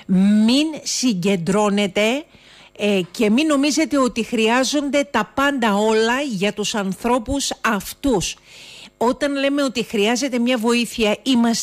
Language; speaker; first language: Greek; native; Greek